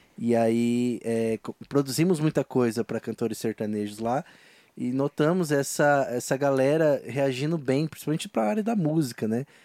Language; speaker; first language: Portuguese; native; Portuguese